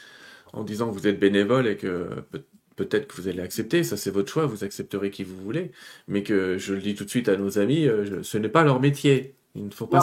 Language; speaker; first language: French; native; French